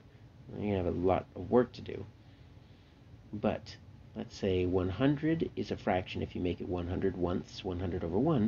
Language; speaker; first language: English; native; English